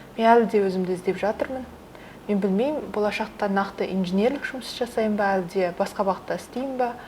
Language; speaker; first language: Kazakh; early bilingual, heritage; Kazakh